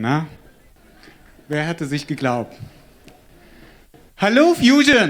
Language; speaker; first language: German; non-native, fluent; Arabic